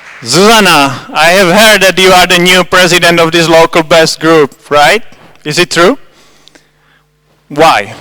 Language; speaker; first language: English; non-native, fluent; Czech